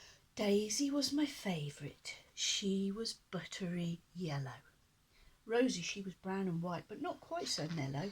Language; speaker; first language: English; native; English